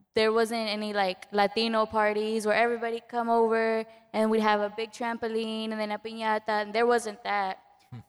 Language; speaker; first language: English; early bilingual, other home language; Spanish